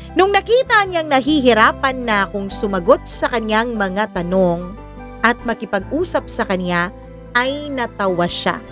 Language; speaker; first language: Filipino; non-native, local second language; Cebuano